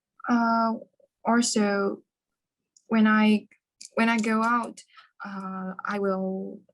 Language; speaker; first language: English; non-native, learner; Chinese